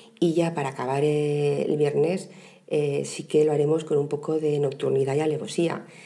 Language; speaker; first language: Spanish; native; Spanish